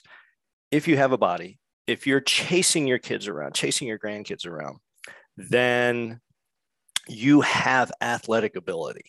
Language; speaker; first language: English; native; English